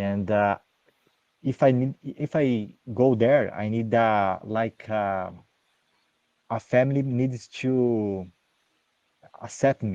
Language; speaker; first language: English; non-native, learner; Portuguese